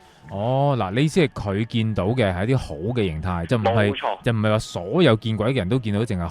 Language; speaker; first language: Cantonese; native; Cantonese